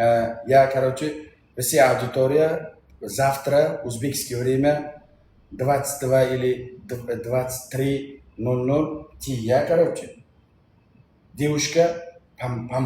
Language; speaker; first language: Russian; non-native, learner; Uzbek